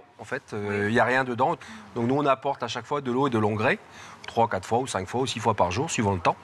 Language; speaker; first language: French; native; French